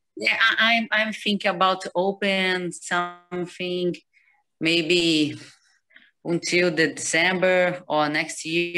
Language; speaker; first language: English; non-native, learner; Portuguese